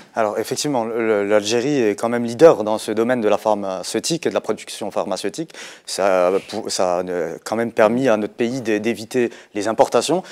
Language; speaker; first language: French; non-native, local second language; Arabic